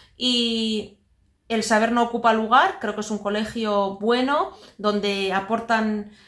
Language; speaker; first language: Spanish; non-native, local second language; Basque